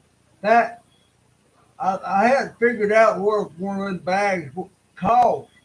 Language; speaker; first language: English; native; English